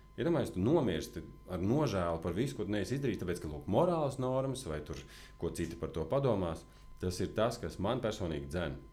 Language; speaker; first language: Latvian; native; Latvian